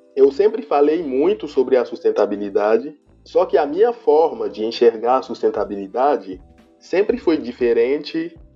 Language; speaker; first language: Portuguese; non-native, fluent; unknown